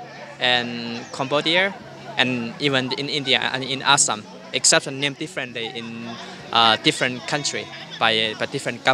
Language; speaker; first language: English; non-native, learner; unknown